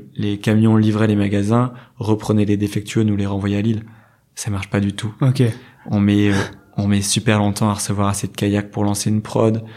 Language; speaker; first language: French; native; French